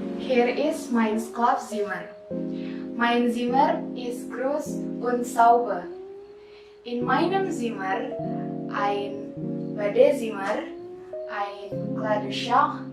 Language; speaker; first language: German; non-native, learner; Indonesian